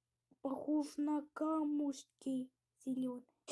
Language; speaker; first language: Russian; early bilingual, heritage; Russian